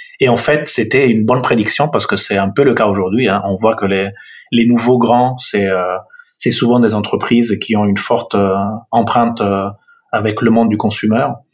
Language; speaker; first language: French; non-native, fluent; Italian